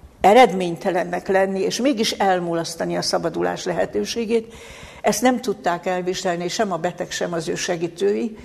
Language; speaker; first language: Hungarian; native; Hungarian